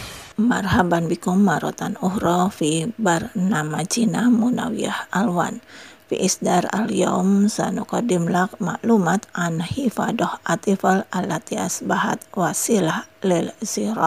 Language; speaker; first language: Arabic; non-native, fluent; Indonesian